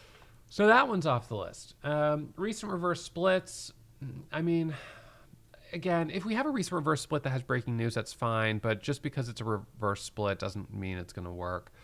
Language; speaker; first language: English; native; English